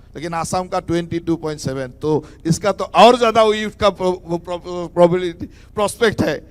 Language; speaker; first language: Hindi; non-native, local second language; Assamese